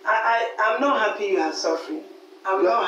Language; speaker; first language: English; non-native, local second language; Akan